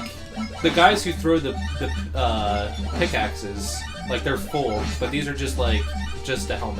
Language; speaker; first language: English; native; English